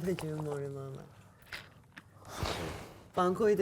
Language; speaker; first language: Albanian; native; Albanian